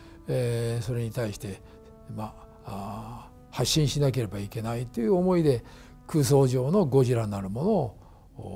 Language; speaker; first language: Japanese; native; Japanese